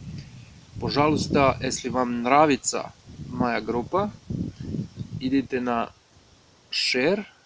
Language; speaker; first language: Russian; non-native, learner; Serbian